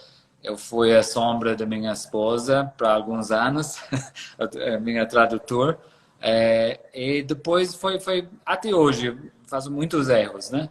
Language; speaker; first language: Portuguese; non-native, fluent; English